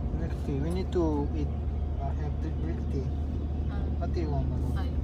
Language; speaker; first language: English; non-native, learner; Korean